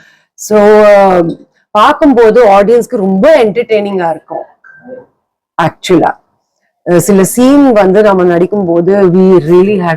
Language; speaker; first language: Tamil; non-native, fluent; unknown